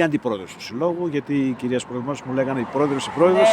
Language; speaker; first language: Greek; native; Greek